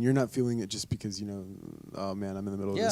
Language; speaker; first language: English; native; English